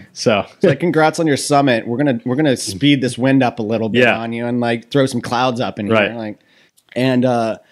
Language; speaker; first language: English; native; English